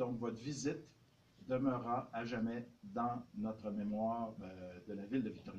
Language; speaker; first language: French; native; French